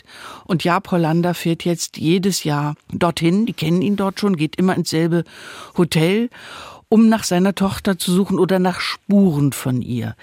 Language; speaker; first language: German; native; German